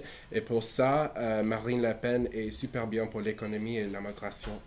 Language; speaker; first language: French; non-native, learner; English